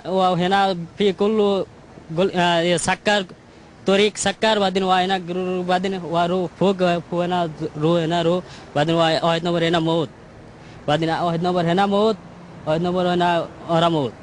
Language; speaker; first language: Arabic; non-native, learner; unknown